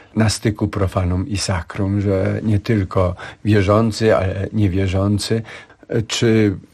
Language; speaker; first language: Polish; native; Polish